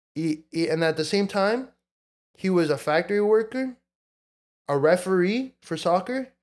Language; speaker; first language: English; early bilingual, other home language; Spanish